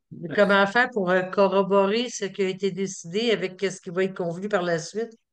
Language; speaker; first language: French; native; French